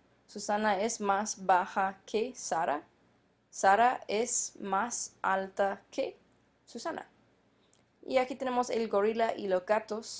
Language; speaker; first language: Spanish; non-native, fluent; English